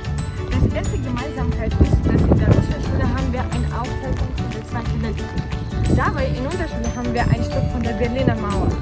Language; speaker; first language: German; non-native, learner; Russian